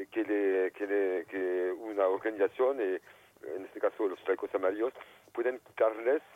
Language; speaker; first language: Spanish; non-native, fluent; French